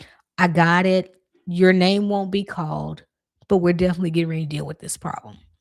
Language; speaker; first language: English; native; English